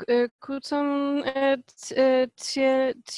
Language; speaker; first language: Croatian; non-native, learner; Polish